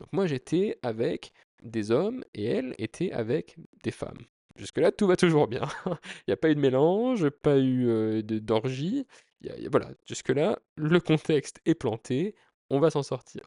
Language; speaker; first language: French; native; French